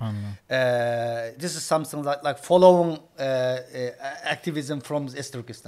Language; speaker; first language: English; non-native, learner; Chinese